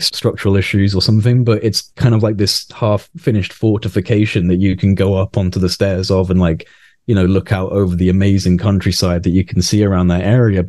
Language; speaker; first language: English; native; English